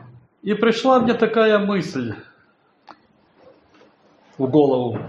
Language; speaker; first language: Polish; non-native, learner; Russian